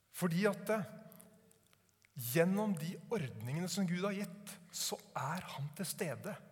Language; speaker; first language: Norwegian; native; Norwegian